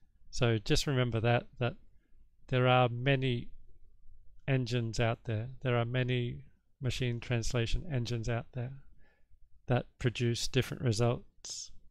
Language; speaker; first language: English; native; English